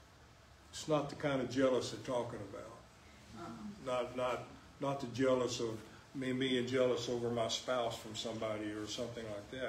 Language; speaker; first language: English; native; English